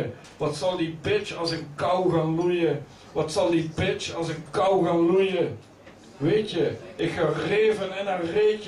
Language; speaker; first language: Dutch; native; Dutch